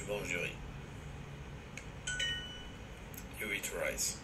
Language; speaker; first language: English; non-native, fluent; French